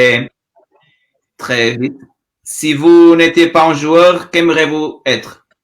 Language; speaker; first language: French; non-native, learner; Portuguese